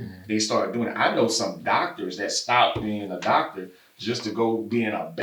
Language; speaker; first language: English; native; English